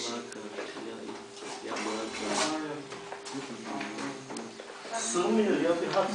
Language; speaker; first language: Russian; non-native, learner; Turkish